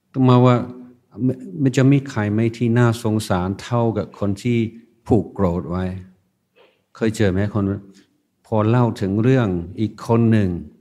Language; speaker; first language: Thai; non-native, fluent; English